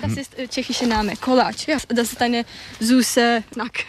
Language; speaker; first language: German; non-native, learner; Czech